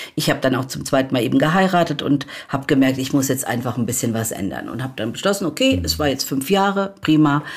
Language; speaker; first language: German; native; German